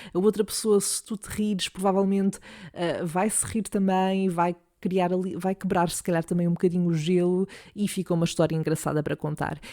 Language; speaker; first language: Portuguese; native; Portuguese